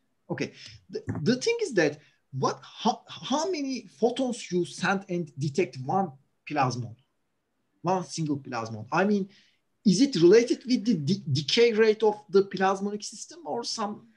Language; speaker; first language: English; non-native, fluent; Turkish